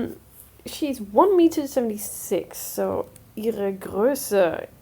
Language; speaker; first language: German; non-native, fluent; English